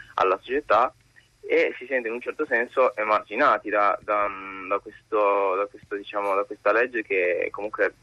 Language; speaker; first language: Italian; early bilingual, other home language; Arabic